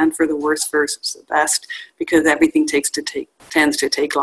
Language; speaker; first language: English; native; English